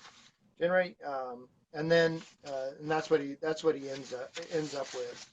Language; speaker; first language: English; native; English